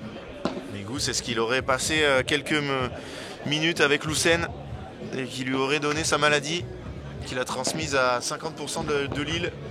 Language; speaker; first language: French; native; French